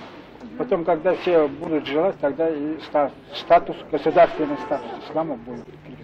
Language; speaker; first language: Russian; non-native, local second language; Kyrgyz